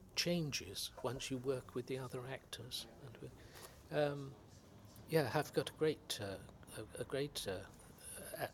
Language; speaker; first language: English; native; English